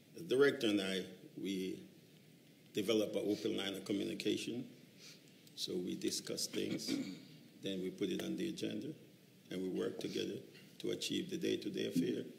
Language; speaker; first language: English; native; English